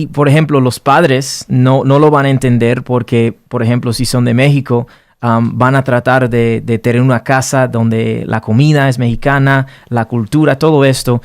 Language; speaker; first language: Spanish; early bilingual, heritage; Spanish